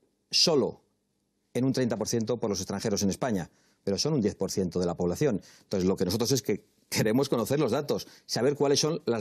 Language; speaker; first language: Spanish; native; Spanish